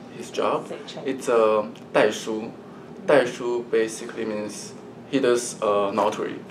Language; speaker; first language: English; early bilingual, other home language; Chinese